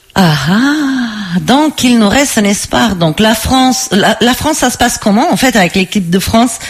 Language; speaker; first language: French; non-native, fluent; Portuguese